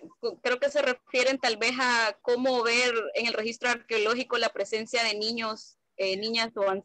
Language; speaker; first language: Spanish; native; Spanish